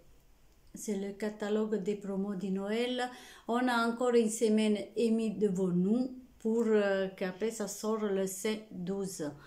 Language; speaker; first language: French; non-native, fluent; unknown